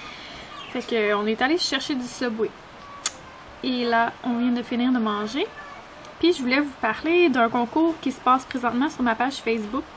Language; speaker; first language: French; native; French